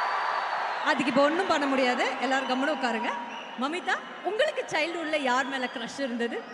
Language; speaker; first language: Tamil; native; Tamil